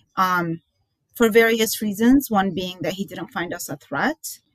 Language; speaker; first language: English; early bilingual, other home language; Arabic